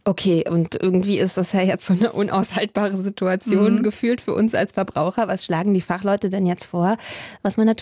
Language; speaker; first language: German; native; German